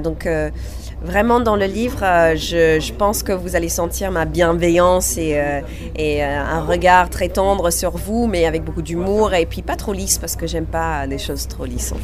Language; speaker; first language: French; non-native, fluent; English